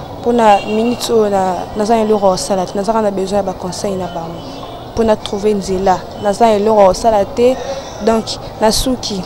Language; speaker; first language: Lingala; non-native, local second language; Luba-Lulua